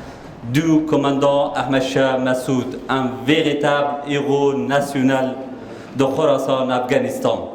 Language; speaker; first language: French; non-native, fluent; Persian